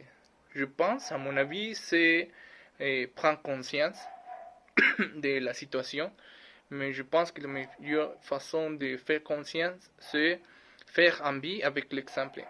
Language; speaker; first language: French; non-native, learner; Spanish